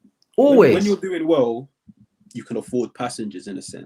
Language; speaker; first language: English; native; English